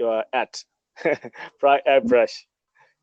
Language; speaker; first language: English; non-native, learner; Burmese